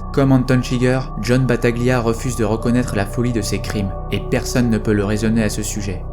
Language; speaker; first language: French; native; French